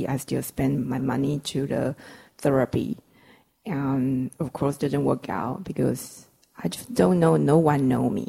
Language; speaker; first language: English; non-native, fluent; Chinese